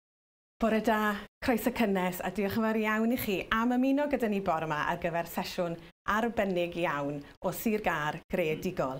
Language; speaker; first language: Welsh; native; Welsh